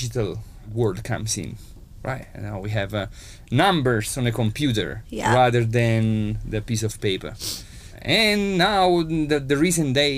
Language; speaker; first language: English; non-native, fluent; Italian